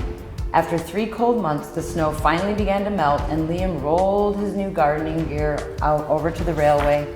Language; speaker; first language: English; native; English